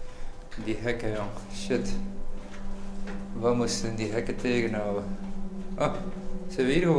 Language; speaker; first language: Dutch; native; Dutch